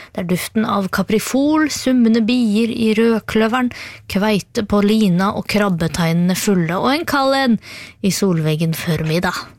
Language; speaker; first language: Norwegian; native; Norwegian